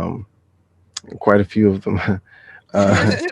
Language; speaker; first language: English; native; English